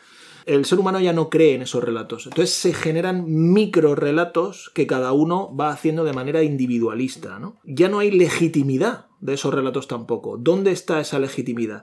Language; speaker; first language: Spanish; native; Spanish